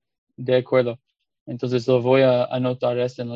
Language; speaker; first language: Spanish; non-native, fluent; English